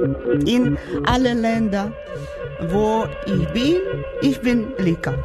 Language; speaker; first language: German; non-native, learner; Ukrainian